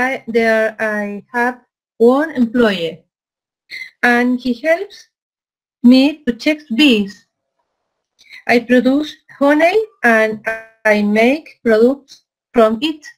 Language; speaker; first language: English; non-native, learner; Spanish